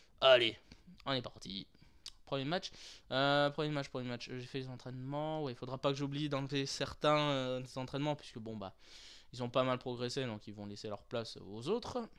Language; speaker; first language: French; native; French